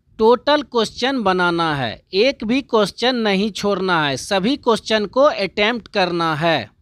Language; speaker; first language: Hindi; native; Hindi